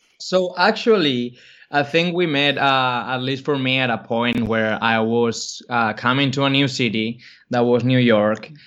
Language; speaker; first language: English; non-native, fluent; Spanish